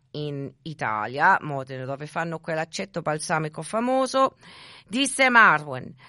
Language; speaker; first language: Italian; early bilingual, other home language; English